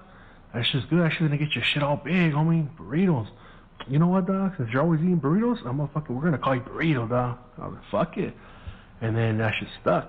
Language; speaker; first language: English; early bilingual, other home language; Spanish